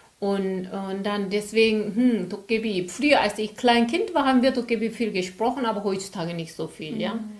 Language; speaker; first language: German; non-native, learner; Korean